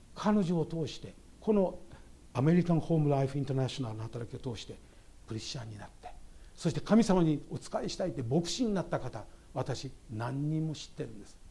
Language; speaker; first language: Japanese; native; Japanese